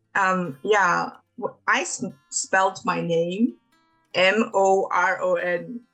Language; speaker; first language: English; non-native, fluent; Mongolian